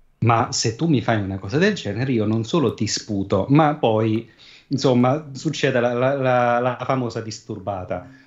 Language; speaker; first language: Italian; native; Italian